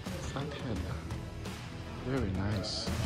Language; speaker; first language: English; non-native, fluent; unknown